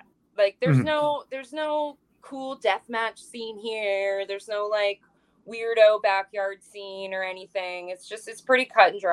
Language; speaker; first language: English; native; English